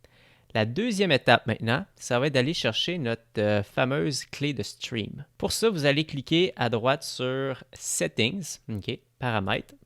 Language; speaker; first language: French; native; French